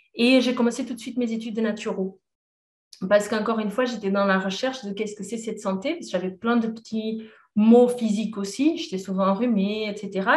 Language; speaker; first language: French; non-native, fluent; Portuguese